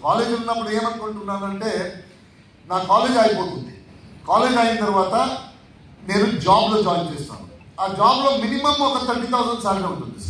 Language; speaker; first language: Telugu; non-native, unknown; Tulu